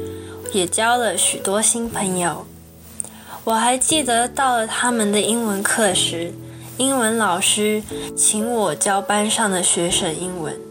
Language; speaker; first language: Chinese; early bilingual, heritage; Chinese